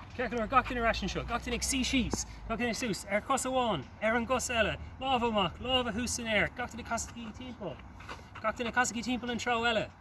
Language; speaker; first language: Irish; non-native, local second language; English